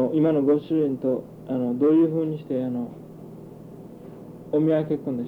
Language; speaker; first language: Japanese; early bilingual, heritage; Japanese